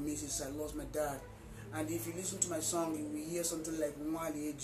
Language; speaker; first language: English; non-native, local second language; Igbo